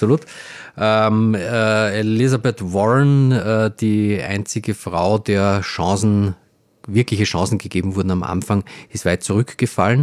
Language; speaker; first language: German; native; German